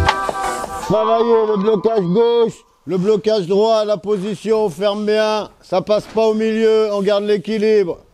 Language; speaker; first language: French; native; French